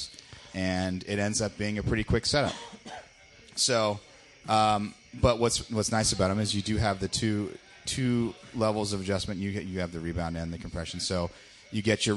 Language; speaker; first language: English; native; English